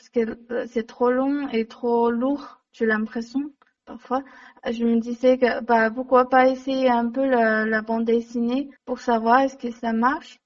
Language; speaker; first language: French; non-native, learner; Chinese